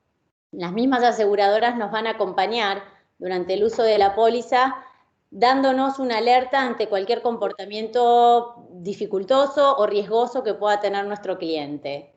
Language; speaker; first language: Spanish; native; Spanish